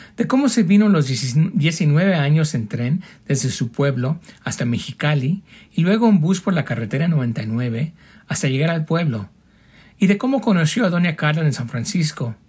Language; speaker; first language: Spanish; early bilingual, heritage; Spanish